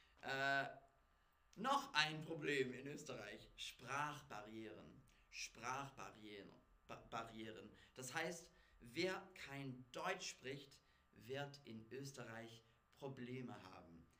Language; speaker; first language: German; non-native, fluent; English